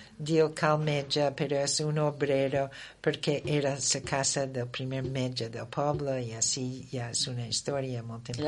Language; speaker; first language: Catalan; non-native, fluent; English